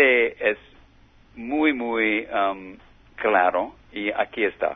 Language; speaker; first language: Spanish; non-native, learner; English